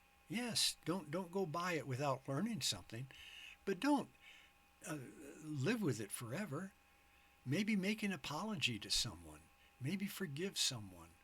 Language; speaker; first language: English; native; English